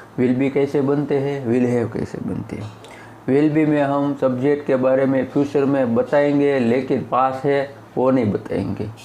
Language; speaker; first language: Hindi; non-native, local second language; Gujarati